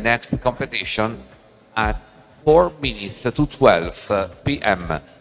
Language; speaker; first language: English; non-native, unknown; Italian